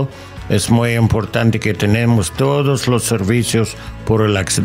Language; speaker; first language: Spanish; non-native, learner; English